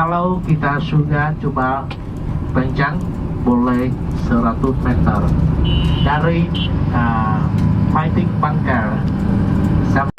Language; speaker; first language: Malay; non-native, learner; Vietnamese